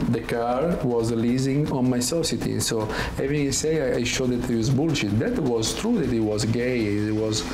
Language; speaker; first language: English; non-native, learner; Italian